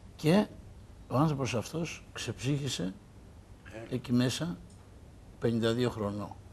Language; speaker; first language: Greek; native; Greek